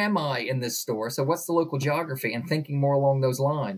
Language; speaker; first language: English; native; English